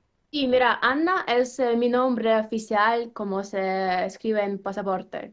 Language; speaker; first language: Spanish; non-native, learner; Ukrainian